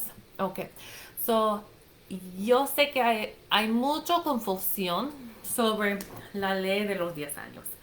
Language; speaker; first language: Spanish; non-native, fluent; English